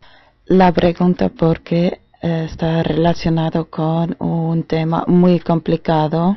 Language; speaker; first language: Spanish; non-native, learner; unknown